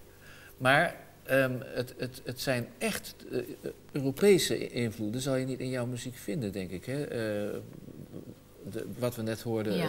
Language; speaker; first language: Dutch; native; Dutch